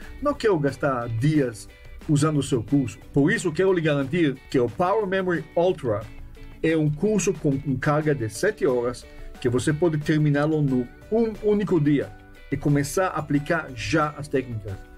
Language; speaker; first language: Portuguese; non-native, fluent; Hebrew